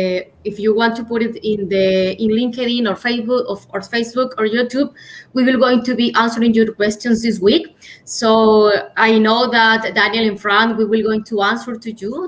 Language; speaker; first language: English; non-native, learner; Spanish